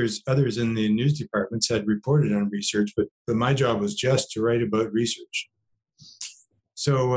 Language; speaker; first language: English; native; English